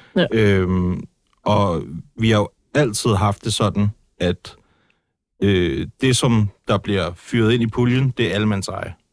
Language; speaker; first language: Danish; native; Danish